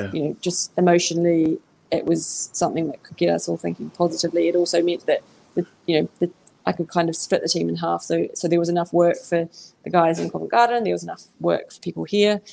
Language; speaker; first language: English; native; English